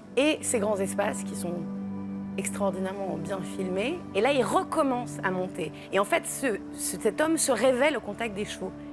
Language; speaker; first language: French; native; French